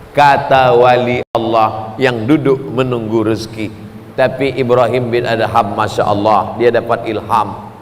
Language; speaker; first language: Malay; native; Malay